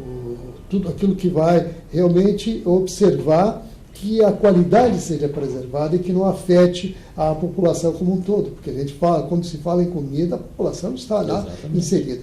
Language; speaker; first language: Portuguese; native; Portuguese